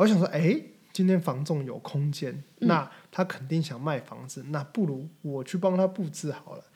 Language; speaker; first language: Chinese; native; Chinese